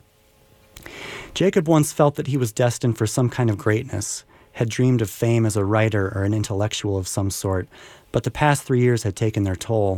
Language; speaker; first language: English; native; English